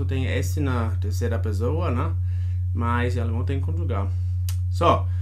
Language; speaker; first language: Portuguese; non-native, fluent; German